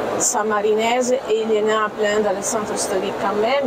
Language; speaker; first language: French; non-native, fluent; Italian